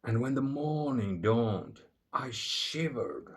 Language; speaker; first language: English; non-native, fluent; Finnish